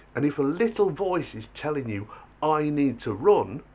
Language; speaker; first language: English; native; English